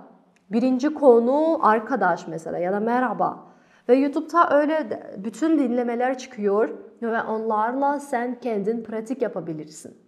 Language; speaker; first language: Turkish; non-native, fluent; Kazakh